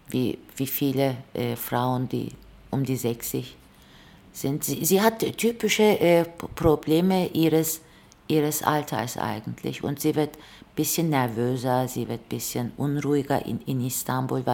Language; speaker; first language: German; non-native, fluent; Turkish